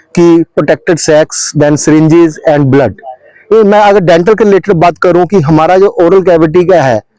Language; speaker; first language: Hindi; non-native, local second language; Punjabi